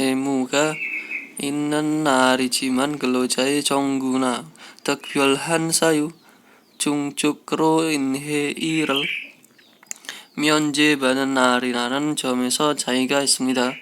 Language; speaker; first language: Korean; non-native, fluent; Indonesian